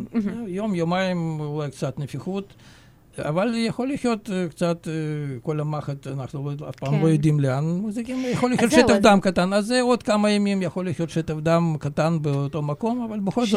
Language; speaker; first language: Hebrew; non-native, fluent; Russian